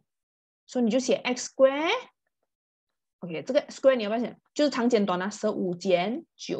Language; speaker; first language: Chinese; native; Chinese